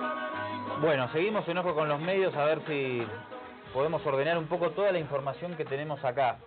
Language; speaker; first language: Spanish; native; Spanish